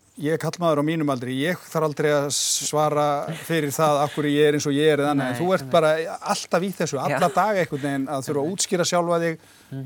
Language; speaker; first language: Icelandic; native; Icelandic